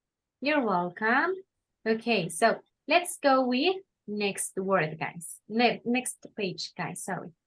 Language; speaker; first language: English; non-native, fluent; Spanish